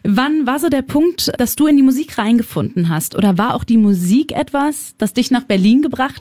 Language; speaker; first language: German; native; German